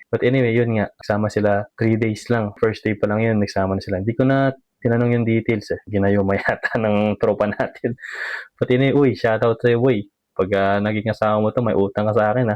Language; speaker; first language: Filipino; native; Filipino